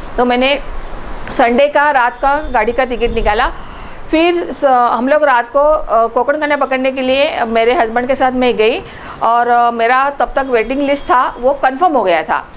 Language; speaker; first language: Hindi; non-native, local second language; Marathi